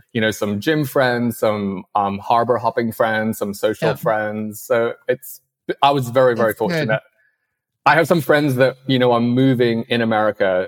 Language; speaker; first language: English; non-native, local second language; Cantonese